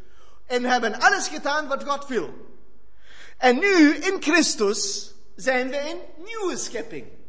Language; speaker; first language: Dutch; non-native, fluent; German